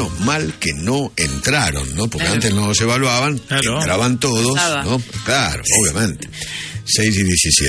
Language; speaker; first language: Spanish; native; Spanish